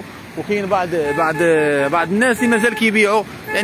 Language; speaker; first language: Arabic; native; Arabic